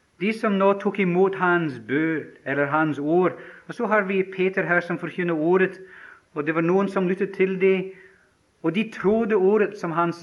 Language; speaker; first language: Norwegian; non-native, fluent; English